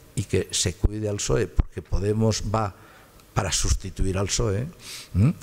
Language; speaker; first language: Spanish; native; Spanish